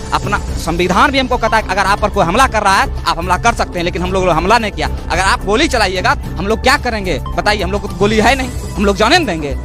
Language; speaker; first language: Hindi; native; Hindi